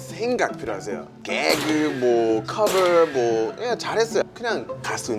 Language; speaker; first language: Korean; non-native, learner; English